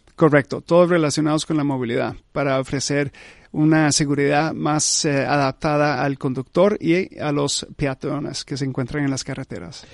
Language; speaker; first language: Spanish; early bilingual, heritage; Spanish